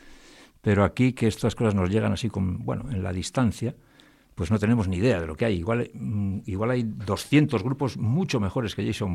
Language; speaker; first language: Spanish; native; Spanish